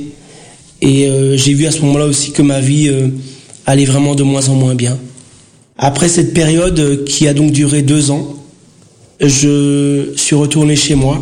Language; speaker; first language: French; early bilingual, other home language; Portuguese